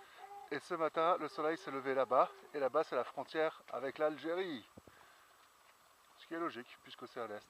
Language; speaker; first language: French; native; French